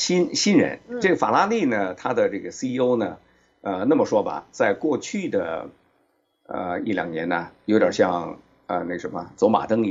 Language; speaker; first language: Chinese; native; Chinese